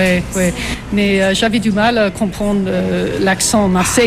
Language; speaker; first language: French; non-native, fluent; English